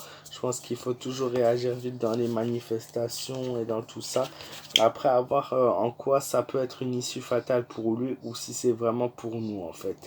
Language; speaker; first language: French; native; French